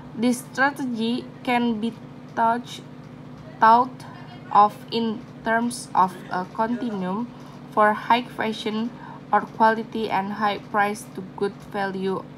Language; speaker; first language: English; non-native, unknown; Indonesian